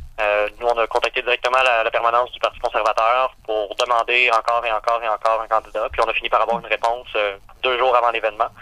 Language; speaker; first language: French; native; French